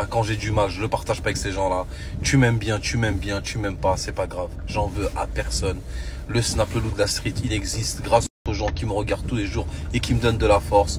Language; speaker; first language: French; native; French